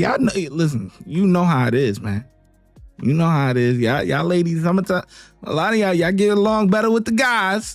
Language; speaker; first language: English; native; English